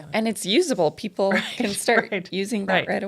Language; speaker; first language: English; native; English